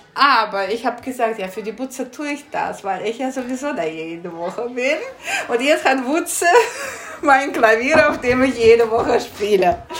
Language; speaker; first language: German; non-native, fluent; Russian